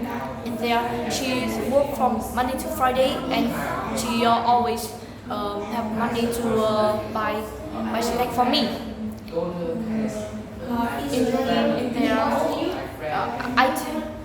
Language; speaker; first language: English; non-native, learner; Vietnamese